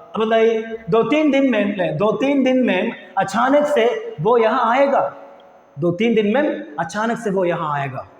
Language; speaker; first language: Hindi; non-native, local second language; Malayalam